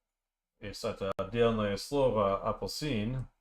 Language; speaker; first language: Russian; non-native, learner; English